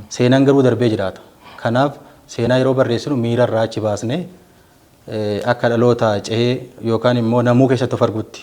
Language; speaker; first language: Oromo; native; Oromo